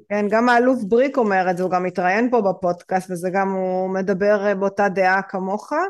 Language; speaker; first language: Hebrew; native; Hebrew